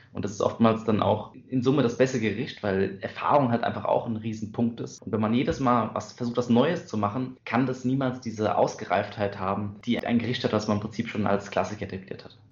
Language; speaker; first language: German; native; German